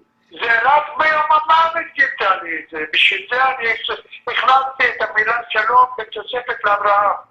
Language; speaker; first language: Hebrew; early bilingual, other home language; Arabic